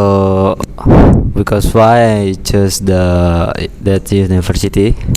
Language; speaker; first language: English; non-native, learner; Indonesian